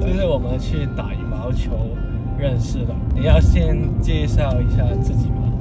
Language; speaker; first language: Chinese; non-native, fluent; Cantonese